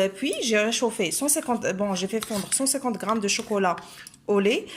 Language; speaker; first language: French; non-native, local second language; Arabic